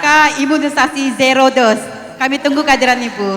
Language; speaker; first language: Indonesian; native; Indonesian